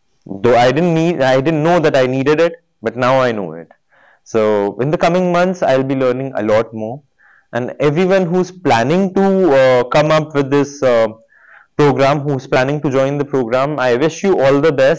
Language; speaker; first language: English; non-native, local second language; Hindi